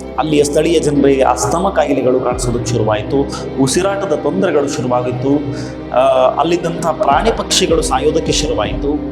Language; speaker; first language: Kannada; non-native, local second language; Tulu